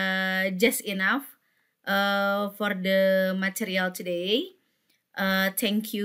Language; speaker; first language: English; non-native, fluent; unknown